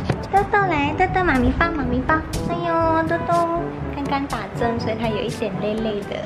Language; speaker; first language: Chinese; native; Chinese